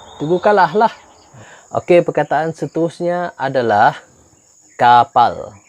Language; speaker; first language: Malay; non-native, local second language; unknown